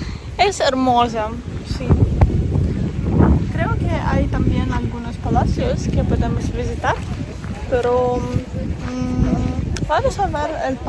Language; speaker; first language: Spanish; non-native, learner; Russian